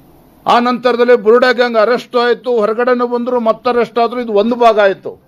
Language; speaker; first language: Kannada; native; Kannada